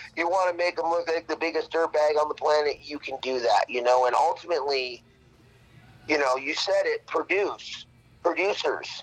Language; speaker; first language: English; native; English